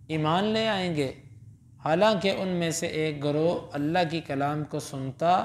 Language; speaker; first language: Urdu; non-native, local second language; Punjabi